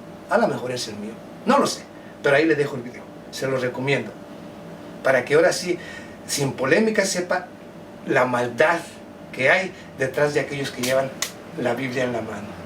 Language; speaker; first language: Spanish; native; Spanish